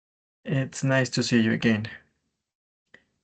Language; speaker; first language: English; non-native, fluent; Spanish